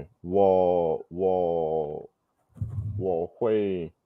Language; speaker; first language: Chinese; non-native, learner; English